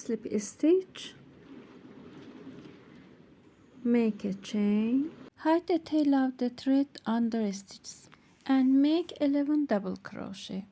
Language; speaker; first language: English; non-native, learner; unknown